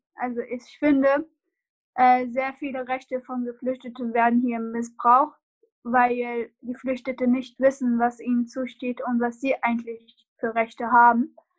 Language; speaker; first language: German; non-native, fluent; Arabic